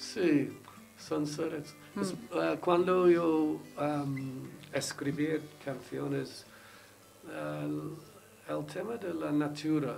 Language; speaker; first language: Spanish; non-native, learner; English